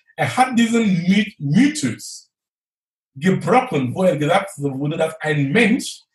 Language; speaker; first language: German; non-native, fluent; English